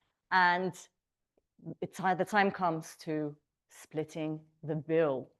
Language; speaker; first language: English; non-native, fluent; Russian